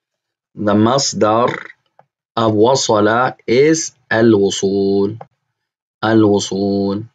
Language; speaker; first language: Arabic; non-native, fluent; English